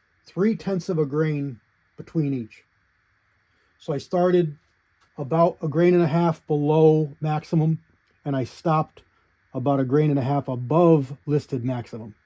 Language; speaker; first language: English; native; English